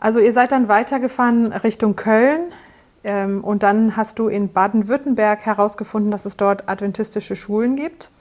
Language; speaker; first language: German; native; German